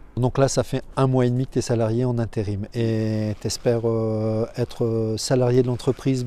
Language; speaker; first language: French; native; French